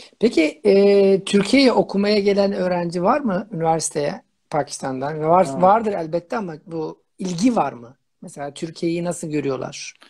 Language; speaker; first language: Turkish; native; Turkish